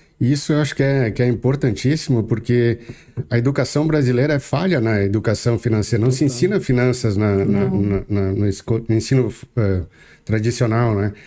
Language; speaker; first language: Portuguese; native; Portuguese